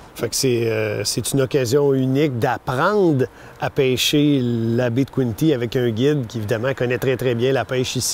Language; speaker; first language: French; native; French